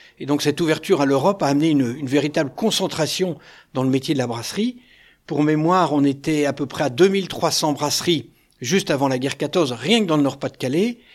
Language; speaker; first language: French; native; French